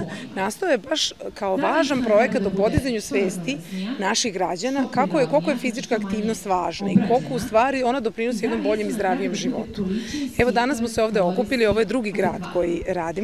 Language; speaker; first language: Serbian; native; Serbian